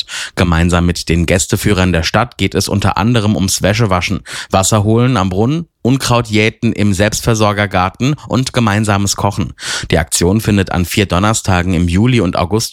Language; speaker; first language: German; native; German